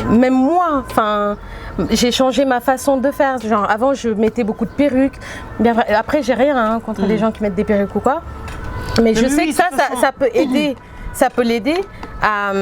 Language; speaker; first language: French; native; French